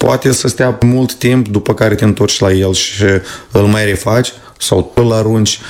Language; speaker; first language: Romanian; native; Romanian